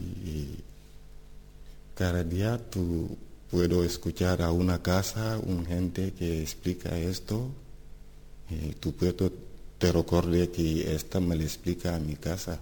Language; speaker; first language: Spanish; non-native, learner; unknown